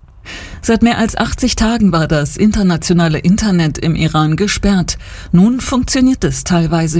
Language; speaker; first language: German; native; German